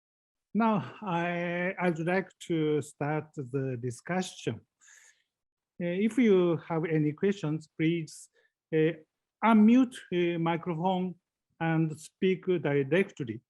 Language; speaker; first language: English; non-native, learner; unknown